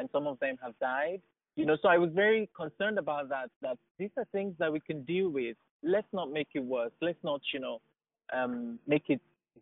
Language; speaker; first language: English; non-native, local second language; Igbo